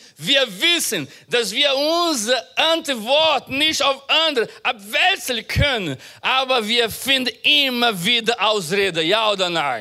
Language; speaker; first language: German; non-native, fluent; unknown